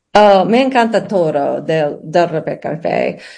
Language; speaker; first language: Spanish; non-native, learner; English